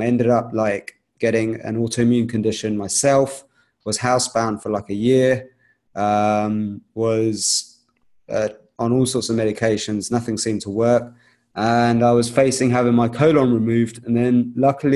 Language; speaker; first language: English; native; English